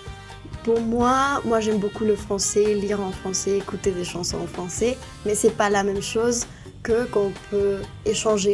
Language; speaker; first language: French; non-native, fluent; Spanish